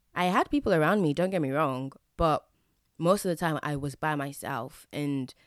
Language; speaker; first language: English; native; English